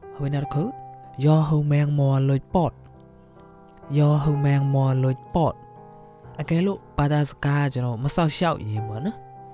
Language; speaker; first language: Burmese; non-native, local second language; Mon